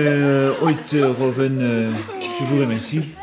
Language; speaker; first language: French; native; French